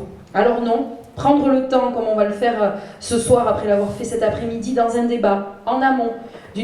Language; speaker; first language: French; native; French